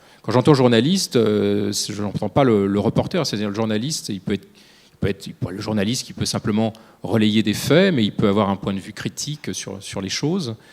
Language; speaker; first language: French; native; French